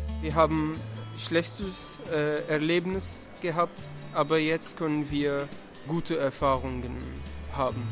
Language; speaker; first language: German; non-native, learner; Arabic